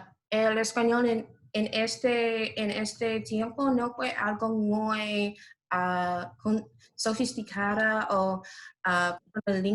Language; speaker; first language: Spanish; non-native, learner; English